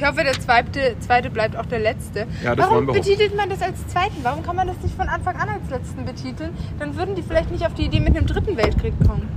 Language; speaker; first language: German; native; German